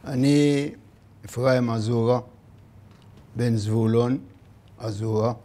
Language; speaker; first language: Hebrew; non-native, fluent; Arabic